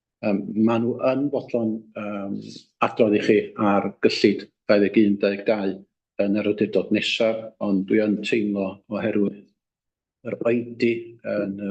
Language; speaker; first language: Welsh; native; Welsh